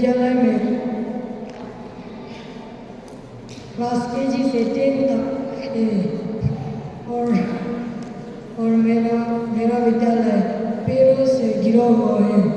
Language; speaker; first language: Hindi; non-native, local second language; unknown